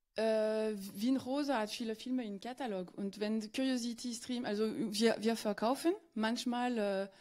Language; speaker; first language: German; non-native, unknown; French